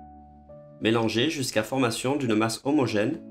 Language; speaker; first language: French; native; French